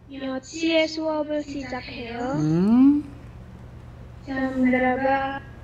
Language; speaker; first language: Korean; non-native, learner; Indonesian